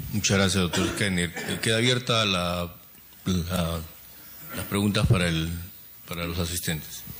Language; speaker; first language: Spanish; native; Spanish